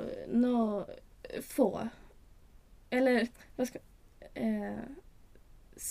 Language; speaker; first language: French; non-native, learner; Swedish